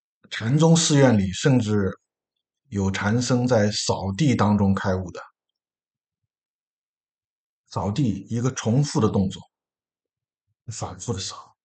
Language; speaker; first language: Chinese; native; Chinese